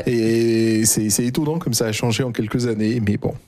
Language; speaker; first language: French; native; French